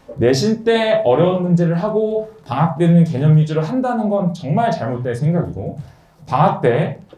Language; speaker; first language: Korean; native; Korean